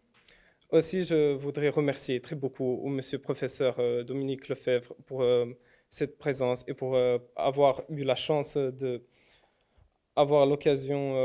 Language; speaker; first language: French; non-native, learner; Romanian